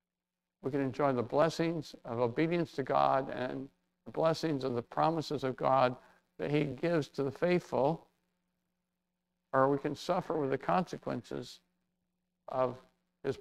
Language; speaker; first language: English; native; English